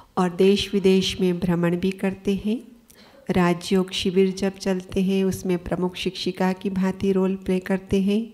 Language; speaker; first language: Hindi; native; Hindi